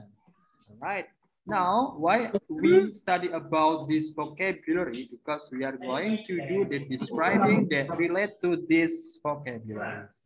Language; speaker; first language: English; non-native, learner; Indonesian